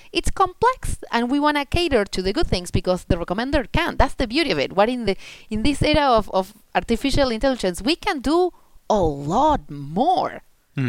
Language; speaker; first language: English; non-native, fluent; Spanish